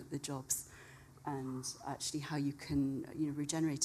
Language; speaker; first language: English; native; English